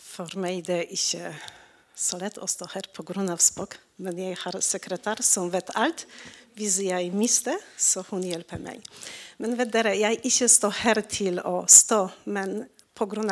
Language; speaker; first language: Norwegian; non-native, learner; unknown